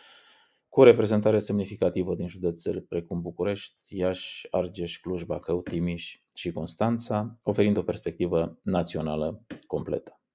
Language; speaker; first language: Romanian; native; Romanian